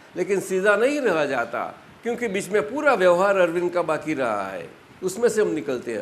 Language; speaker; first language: Hindi; non-native, local second language; Gujarati